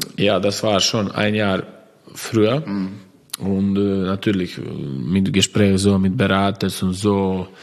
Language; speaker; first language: German; non-native, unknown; Croatian